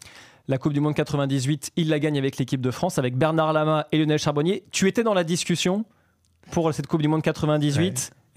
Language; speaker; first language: French; native; French